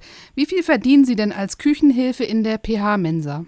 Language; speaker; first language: German; native; German